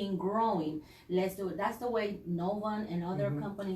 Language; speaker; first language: English; native; English